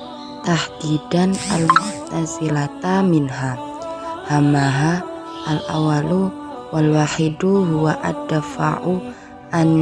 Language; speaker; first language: Arabic; non-native, learner; Indonesian